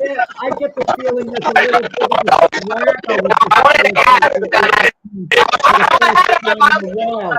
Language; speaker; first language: English; native; English